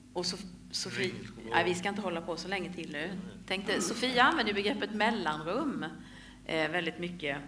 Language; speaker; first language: Swedish; native; Swedish